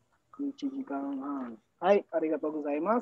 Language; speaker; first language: Japanese; non-native, learner; Filipino